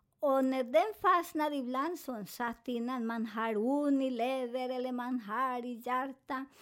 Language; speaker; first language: Swedish; non-native, fluent; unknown